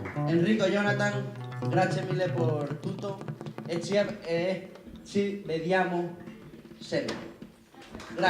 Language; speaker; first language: Italian; non-native, learner; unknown